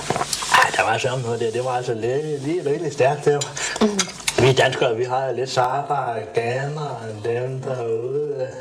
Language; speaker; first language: Danish; native; Danish